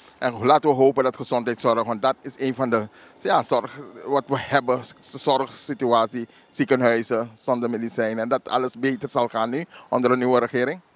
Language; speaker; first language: Dutch; native; Dutch